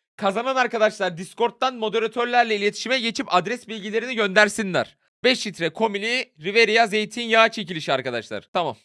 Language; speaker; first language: Turkish; native; Turkish